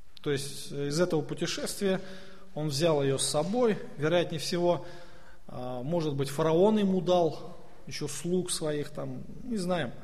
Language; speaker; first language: Russian; native; Russian